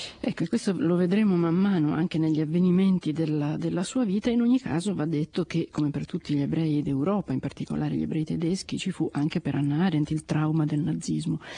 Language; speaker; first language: Italian; native; Italian